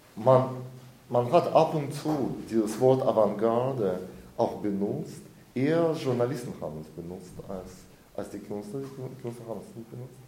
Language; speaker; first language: German; non-native, fluent; Russian